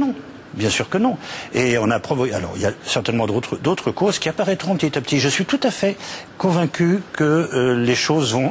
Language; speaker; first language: French; native; French